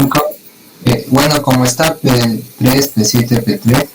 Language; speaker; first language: Spanish; native; Spanish